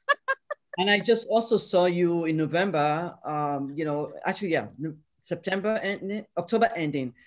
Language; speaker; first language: English; non-native, local second language; Yoruba